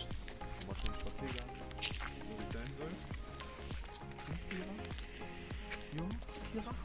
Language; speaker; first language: German; native; German